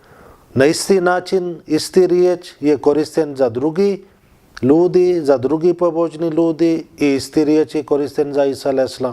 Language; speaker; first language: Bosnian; non-native, fluent; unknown